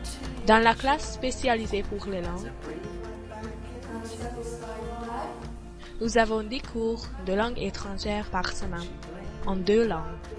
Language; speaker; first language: French; non-native, learner; Hungarian